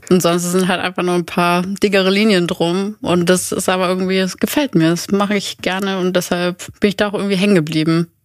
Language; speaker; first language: German; native; German